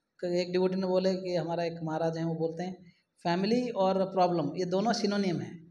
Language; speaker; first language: Hindi; non-native, local second language; Marathi